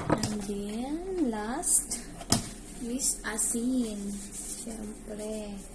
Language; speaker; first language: Filipino; non-native, local second language; Waray